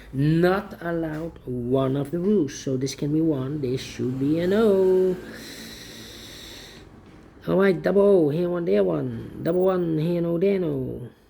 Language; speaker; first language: English; non-native, fluent; Dutch